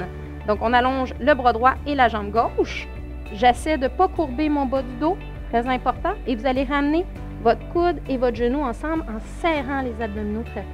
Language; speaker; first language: French; native; French